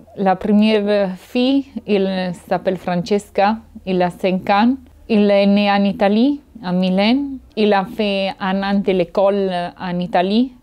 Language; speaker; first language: French; non-native, learner; Italian